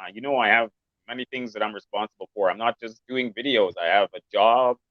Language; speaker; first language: English; native; English